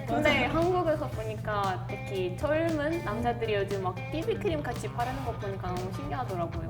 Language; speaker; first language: Korean; non-native, fluent; Ukrainian